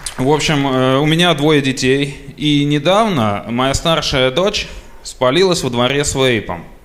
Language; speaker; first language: Russian; native; Russian